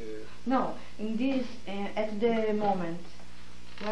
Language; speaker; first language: English; non-native, learner; Portuguese